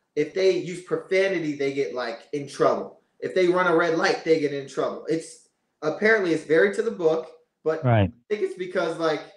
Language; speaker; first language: English; native; English